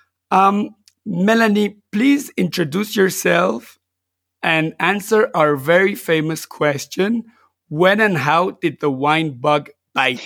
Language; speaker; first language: English; non-native, fluent; Spanish